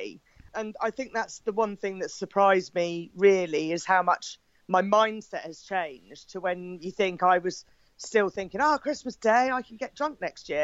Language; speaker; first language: English; native; English